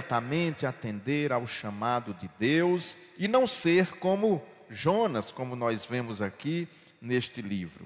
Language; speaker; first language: Portuguese; native; Portuguese